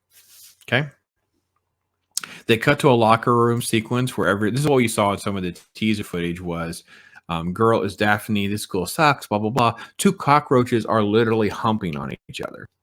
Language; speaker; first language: English; native; English